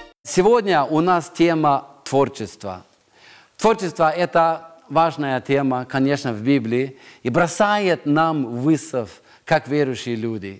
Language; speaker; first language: Russian; non-native, fluent; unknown